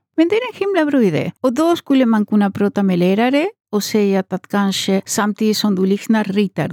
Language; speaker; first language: Swedish; non-native, fluent; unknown